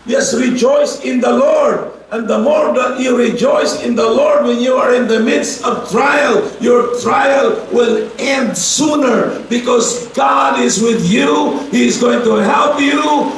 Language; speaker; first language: English; non-native, local second language; Filipino